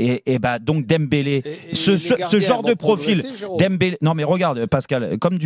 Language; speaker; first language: French; native; French